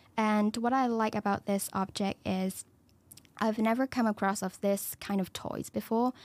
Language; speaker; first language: English; non-native, local second language; Cantonese